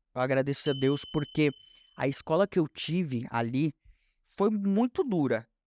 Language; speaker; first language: Portuguese; native; Portuguese